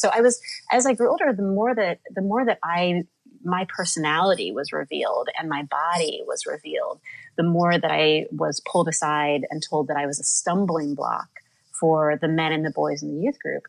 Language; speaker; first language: English; native; English